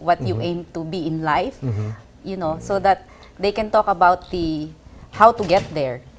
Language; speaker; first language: English; non-native, local second language; Filipino